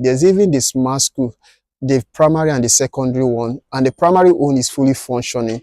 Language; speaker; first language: English; non-native, local second language; Igbo